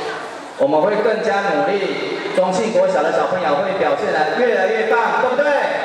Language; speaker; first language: Chinese; native; Chinese